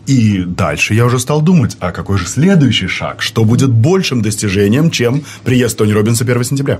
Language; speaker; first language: Russian; native; Russian